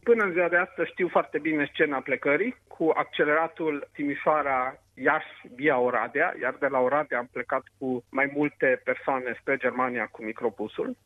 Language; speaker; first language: Romanian; non-native, local second language; Serbian